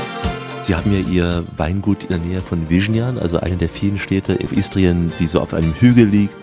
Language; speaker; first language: German; native; German